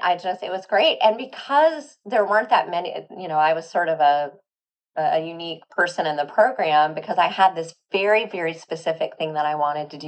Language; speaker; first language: English; native; English